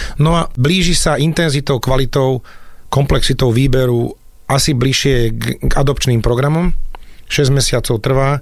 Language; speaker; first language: Slovak; native; Slovak